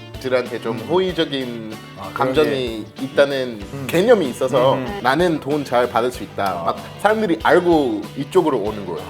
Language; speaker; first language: Korean; non-native, fluent; English